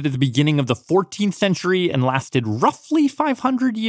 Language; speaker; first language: English; native; English